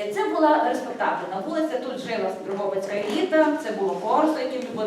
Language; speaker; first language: Ukrainian; native; Ukrainian